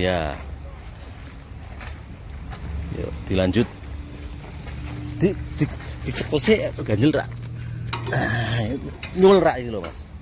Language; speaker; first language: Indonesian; non-native, local second language; Javanese